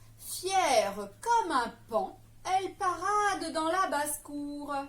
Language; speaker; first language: French; native; French